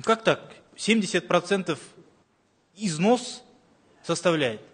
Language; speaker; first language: Russian; non-native, local second language; Kazakh